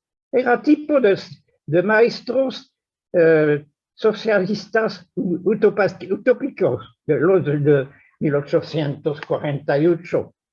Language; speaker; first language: Spanish; non-native, fluent; French